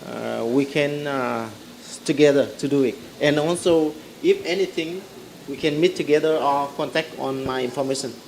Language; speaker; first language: English; non-native, learner; Vietnamese